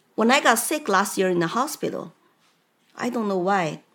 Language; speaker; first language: English; non-native, fluent; Chinese